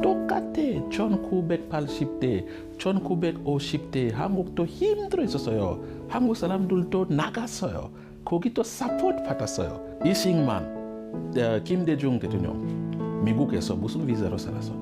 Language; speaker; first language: Korean; non-native, learner; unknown